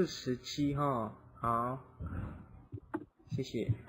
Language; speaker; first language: Chinese; non-native, fluent; Indonesian